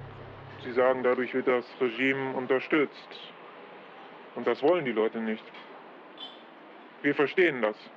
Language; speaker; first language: German; non-native, fluent; Polish